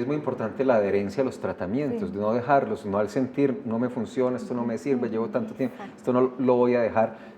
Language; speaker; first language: Spanish; native; Spanish